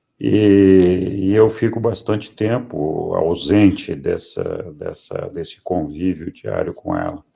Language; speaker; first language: Portuguese; early bilingual, other home language; Spanish